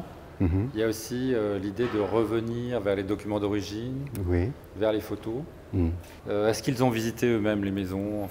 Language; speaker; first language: French; native; French